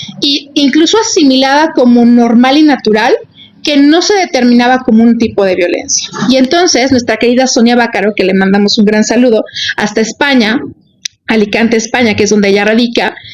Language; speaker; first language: Spanish; native; Spanish